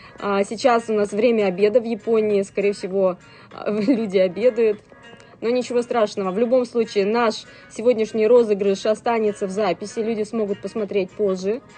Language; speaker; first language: Russian; native; Russian